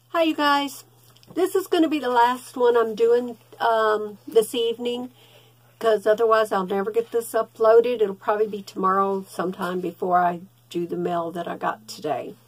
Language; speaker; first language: English; native; English